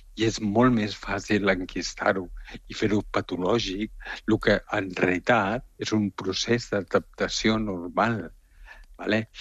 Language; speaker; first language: Catalan; native; Catalan